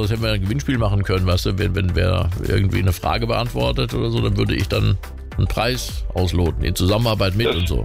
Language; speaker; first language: German; native; German